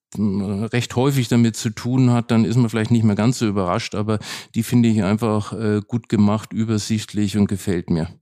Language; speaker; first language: German; native; German